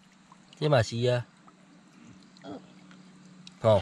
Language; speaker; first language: Chinese; native; Chinese